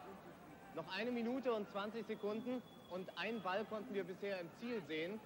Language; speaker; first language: German; native; German